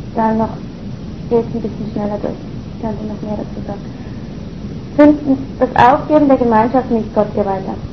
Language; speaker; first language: German; native; German